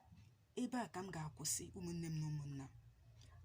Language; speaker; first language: Igbo; native; Igbo